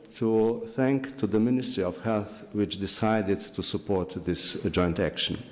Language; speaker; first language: English; non-native, fluent; Slovenian